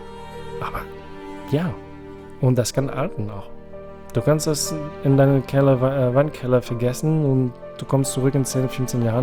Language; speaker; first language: German; non-native, fluent; French